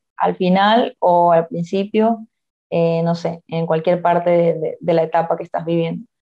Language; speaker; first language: Spanish; native; Spanish